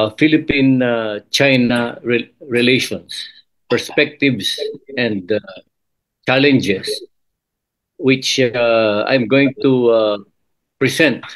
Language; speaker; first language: English; non-native, local second language; Filipino